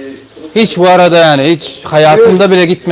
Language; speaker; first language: Turkish; early bilingual, heritage; Turkmen